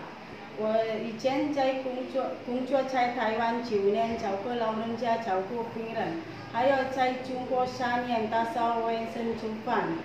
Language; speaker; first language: Chinese; non-native, learner; Indonesian